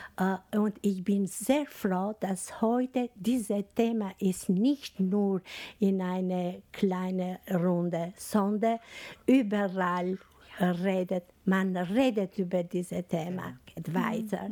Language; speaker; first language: German; non-native, fluent; Albanian